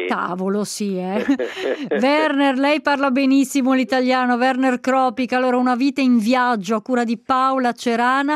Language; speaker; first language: Italian; native; Italian